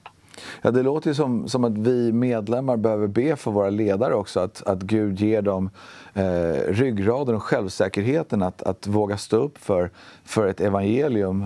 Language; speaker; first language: Swedish; native; Swedish